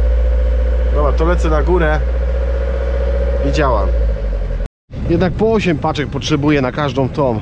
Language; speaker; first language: Polish; native; Polish